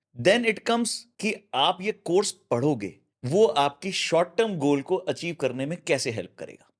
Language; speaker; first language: Hindi; native; Hindi